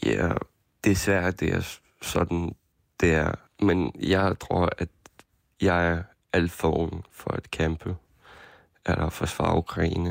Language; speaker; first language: Danish; non-native, fluent; Ukrainian